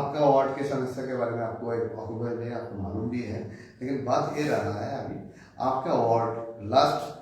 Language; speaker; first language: Hindi; non-native, local second language; Bangla